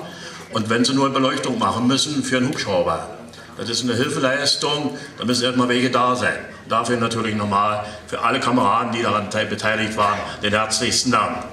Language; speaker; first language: German; native; German